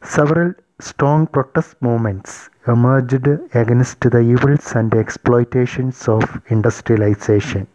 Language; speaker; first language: English; non-native, local second language; Malayalam